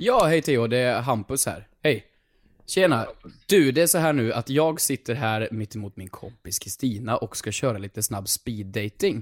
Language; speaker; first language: Swedish; native; Swedish